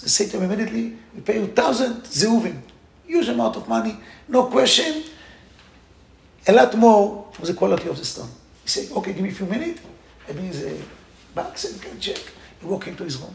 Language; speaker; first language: English; non-native, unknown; Hebrew